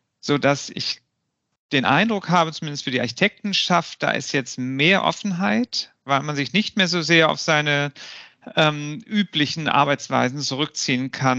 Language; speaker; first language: German; native; German